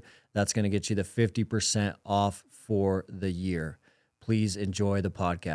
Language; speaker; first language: English; native; English